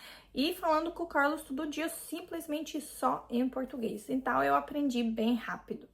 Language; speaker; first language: Portuguese; non-native, fluent; Hungarian